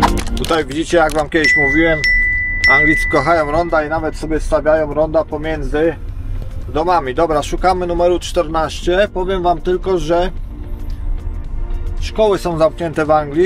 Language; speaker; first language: Polish; native; Polish